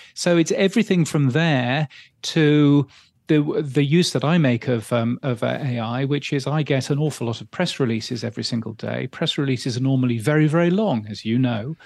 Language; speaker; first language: English; native; English